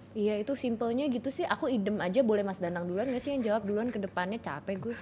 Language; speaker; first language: Indonesian; native; Indonesian